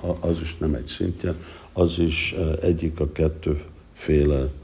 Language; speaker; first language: Hungarian; early bilingual, heritage; Hungarian